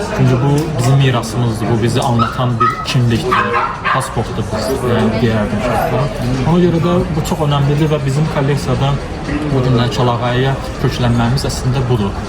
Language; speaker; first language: Azerbaijani; native; Azerbaijani